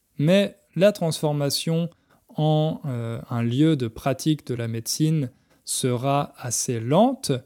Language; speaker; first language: French; native; French